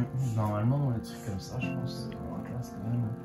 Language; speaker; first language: French; native; French